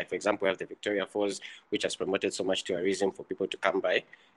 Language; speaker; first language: English; non-native, local second language; Nyanja